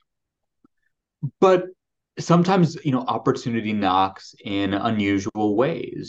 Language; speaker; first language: English; native; English